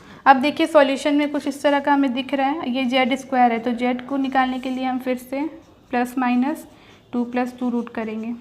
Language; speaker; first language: Hindi; native; Hindi